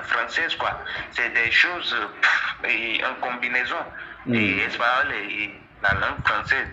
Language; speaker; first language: French; non-native, local second language; Fon